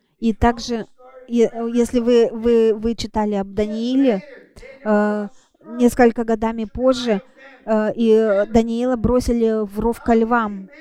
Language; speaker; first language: Russian; non-native, fluent; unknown